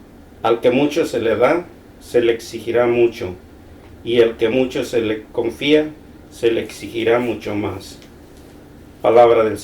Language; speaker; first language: Spanish; native; Spanish